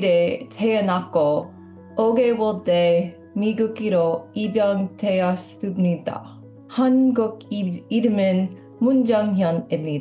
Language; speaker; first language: Korean; non-native, learner; English